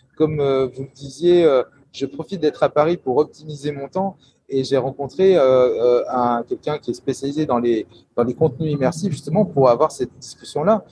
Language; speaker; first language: French; native; French